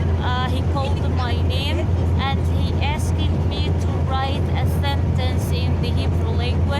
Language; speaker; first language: English; non-native, learner; Arabic